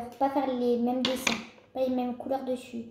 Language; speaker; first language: French; early bilingual, other home language; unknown